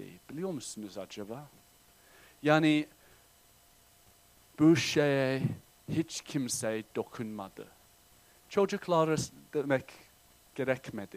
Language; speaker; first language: Turkish; non-native, fluent; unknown